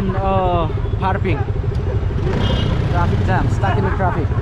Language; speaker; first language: English; non-native, fluent; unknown